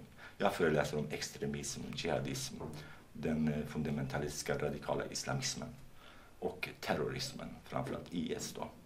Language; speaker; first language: Swedish; non-native, fluent; Kurdish